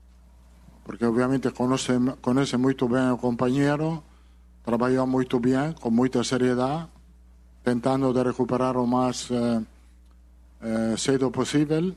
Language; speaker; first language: Portuguese; non-native, learner; Italian